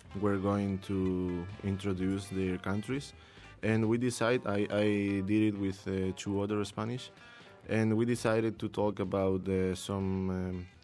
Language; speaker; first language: English; non-native, learner; Spanish